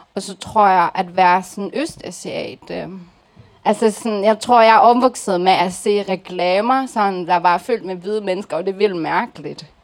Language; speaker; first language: Danish; early bilingual, other home language; Japanese